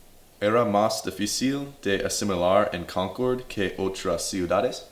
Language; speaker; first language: Spanish; non-native, learner; English